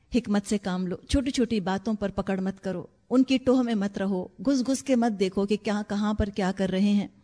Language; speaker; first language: Urdu; native; Urdu